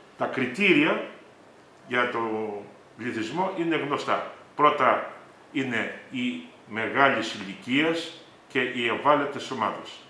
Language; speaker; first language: Greek; native; Greek